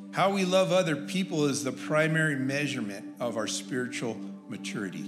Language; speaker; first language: English; native; English